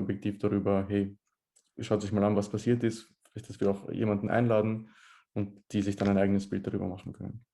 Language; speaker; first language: German; early bilingual, other home language; Bosnian